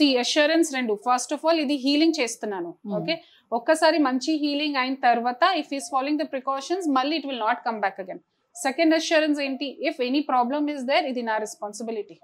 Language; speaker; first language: Telugu; non-native, fluent; Hindi